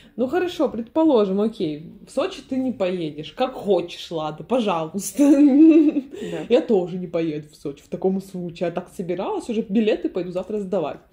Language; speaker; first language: Russian; native; Russian